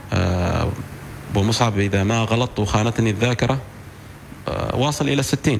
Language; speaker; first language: Arabic; native; Arabic